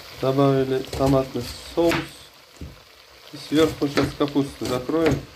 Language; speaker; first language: Russian; non-native, fluent; Uzbek